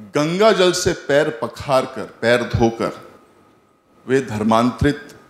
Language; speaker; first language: Hindi; native; Hindi